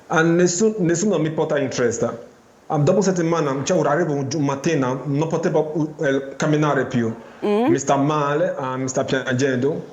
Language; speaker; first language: Italian; non-native, learner; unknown